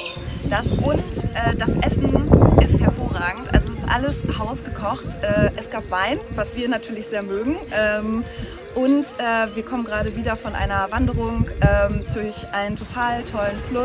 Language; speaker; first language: German; native; German